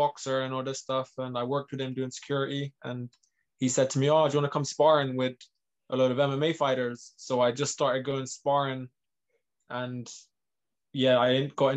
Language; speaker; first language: English; native; English